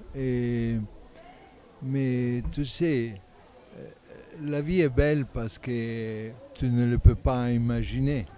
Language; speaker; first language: French; non-native, learner; Italian